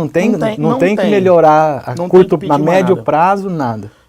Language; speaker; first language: Portuguese; native; Portuguese